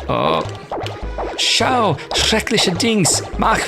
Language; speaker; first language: German; non-native, learner; English